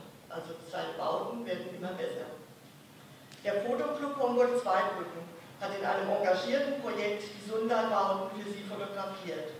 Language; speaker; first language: German; native; German